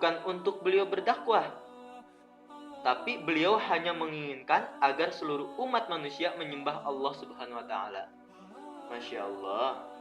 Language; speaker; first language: Indonesian; native; Indonesian